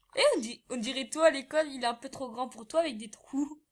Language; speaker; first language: French; native; French